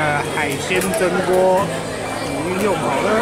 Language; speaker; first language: Chinese; native; Chinese